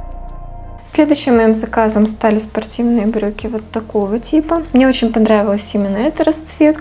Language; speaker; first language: Russian; native; Russian